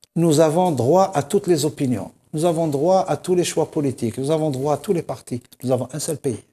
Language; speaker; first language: French; non-native, local second language; Kabyle